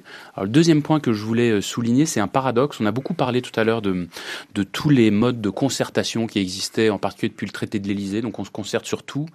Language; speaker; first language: French; native; French